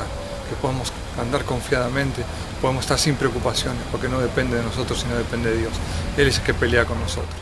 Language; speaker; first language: Spanish; native; Spanish